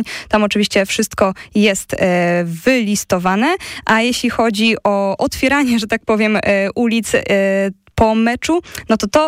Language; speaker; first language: Polish; native; Polish